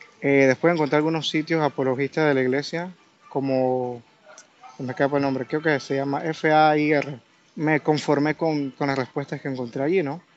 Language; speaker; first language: Spanish; native; Spanish